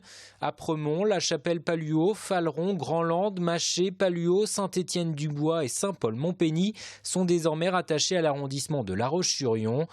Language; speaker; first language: French; native; French